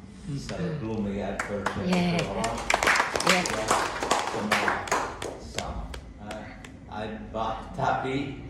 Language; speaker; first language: Indonesian; non-native, learner; English